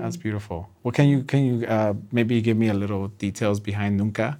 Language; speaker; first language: English; early bilingual, other home language; Spanish